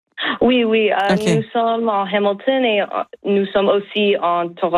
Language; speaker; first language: French; non-native, learner; English